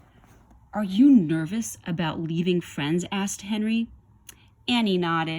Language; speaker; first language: English; native; English